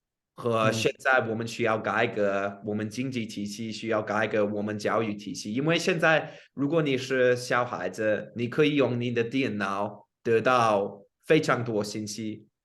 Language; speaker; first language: Chinese; non-native, fluent; English